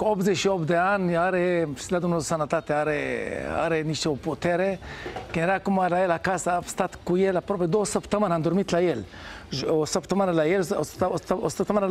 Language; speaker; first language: Romanian; non-native, fluent; Hebrew